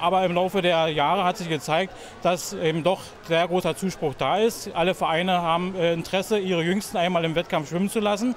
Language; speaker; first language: German; native; German